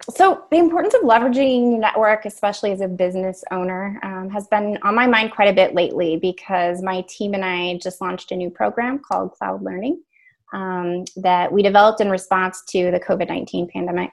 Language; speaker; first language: English; native; English